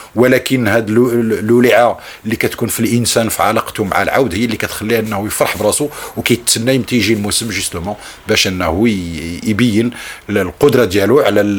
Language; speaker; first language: Arabic; native; Arabic